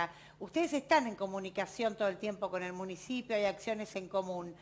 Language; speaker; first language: Spanish; native; Spanish